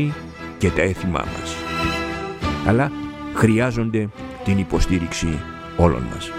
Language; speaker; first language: Greek; native; Greek